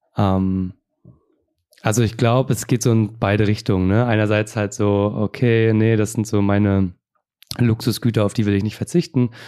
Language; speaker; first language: German; native; German